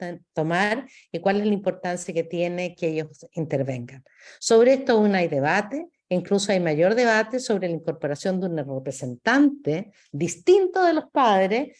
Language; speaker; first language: Spanish; native; Spanish